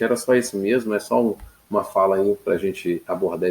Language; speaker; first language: Portuguese; native; Portuguese